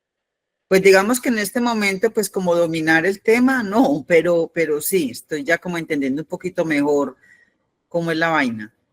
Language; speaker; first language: Spanish; native; Spanish